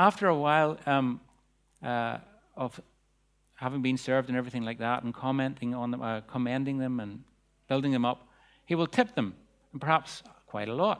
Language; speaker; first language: English; native; English